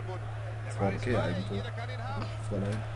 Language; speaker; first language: German; native; German